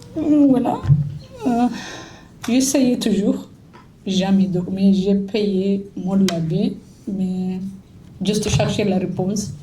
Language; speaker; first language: French; non-native, learner; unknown